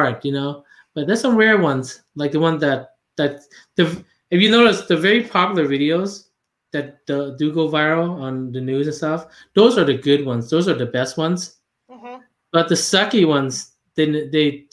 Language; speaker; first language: English; non-native, fluent; Lao